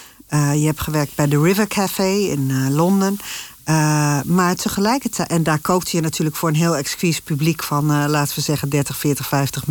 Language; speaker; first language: Dutch; native; Dutch